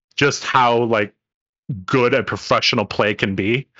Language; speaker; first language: English; non-native, local second language; Cantonese